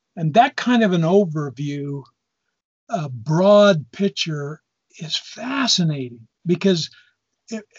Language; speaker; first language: English; native; English